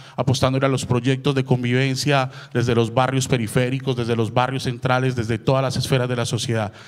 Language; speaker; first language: Spanish; native; Spanish